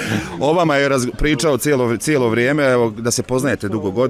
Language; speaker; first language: Croatian; native; Croatian